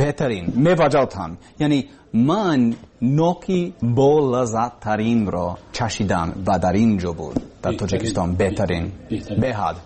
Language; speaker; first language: Persian; non-native, learner; English